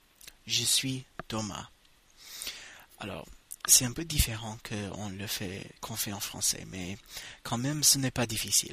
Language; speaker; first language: French; non-native, fluent; English